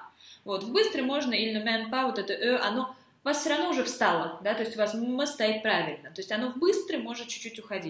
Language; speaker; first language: Russian; native; Russian